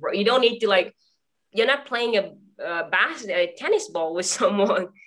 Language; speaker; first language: English; non-native, fluent; Morisyen